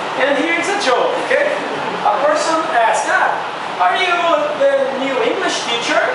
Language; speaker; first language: English; non-native, fluent; Portuguese